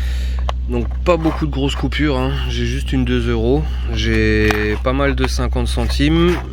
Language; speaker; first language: French; native; French